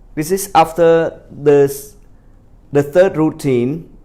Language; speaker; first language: English; non-native, fluent; Khmer